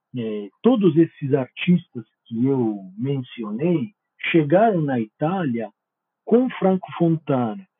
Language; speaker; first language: Portuguese; non-native, fluent; Italian